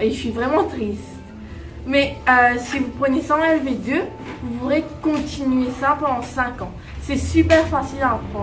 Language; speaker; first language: French; non-native, local second language; Morisyen